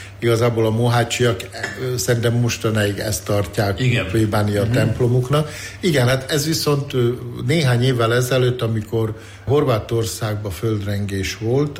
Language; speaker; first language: Hungarian; native; Hungarian